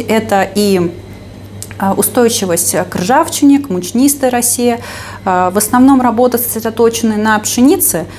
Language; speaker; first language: Russian; native; Russian